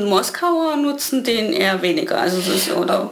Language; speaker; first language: German; native; German